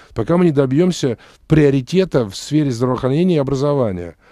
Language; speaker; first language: Russian; native; Russian